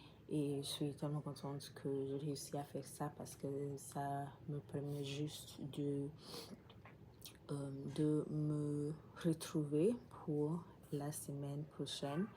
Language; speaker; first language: French; non-native, learner; English